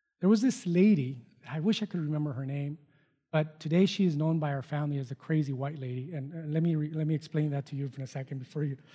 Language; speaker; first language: English; non-native, fluent; Spanish